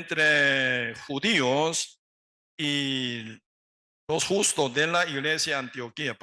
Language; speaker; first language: Spanish; non-native, learner; Korean